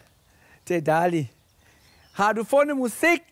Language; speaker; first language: Danish; non-native, fluent; French